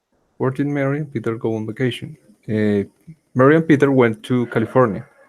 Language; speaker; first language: English; non-native, learner; Spanish